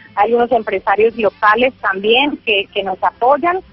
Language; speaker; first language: Spanish; native; Spanish